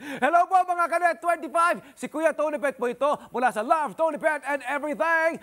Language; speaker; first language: Filipino; native; Filipino